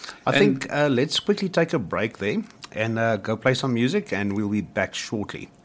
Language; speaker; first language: English; non-native, local second language; Afrikaans